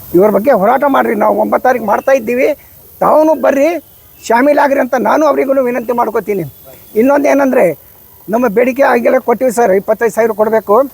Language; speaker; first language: Kannada; non-native, local second language; Lambadi